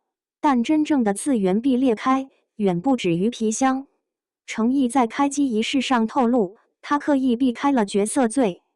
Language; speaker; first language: Chinese; native; Chinese